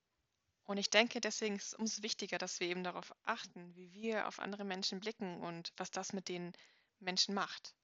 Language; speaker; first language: German; native; German